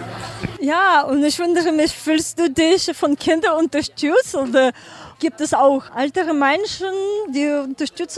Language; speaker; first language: German; non-native, learner; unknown